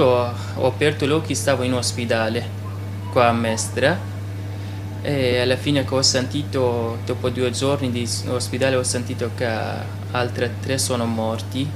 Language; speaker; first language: Italian; non-native, learner; Central Kurdish